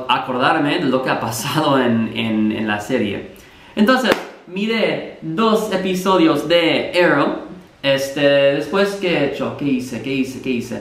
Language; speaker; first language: Spanish; non-native, fluent; English